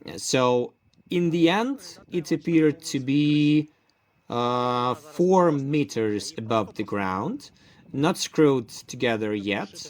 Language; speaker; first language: English; non-native, fluent; Ukrainian